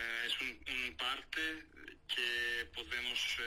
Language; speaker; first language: Spanish; non-native, fluent; Greek